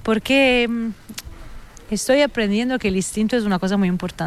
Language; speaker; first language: Spanish; non-native, fluent; Italian